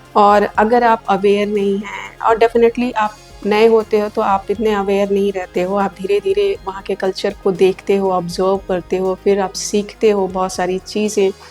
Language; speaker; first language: Hindi; native; Hindi